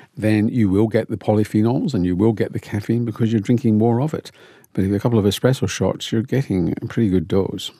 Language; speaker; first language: English; native; English